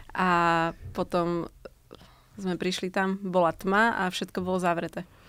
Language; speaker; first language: Slovak; native; Slovak